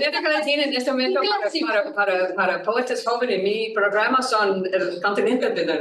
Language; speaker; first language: Spanish; non-native, learner; English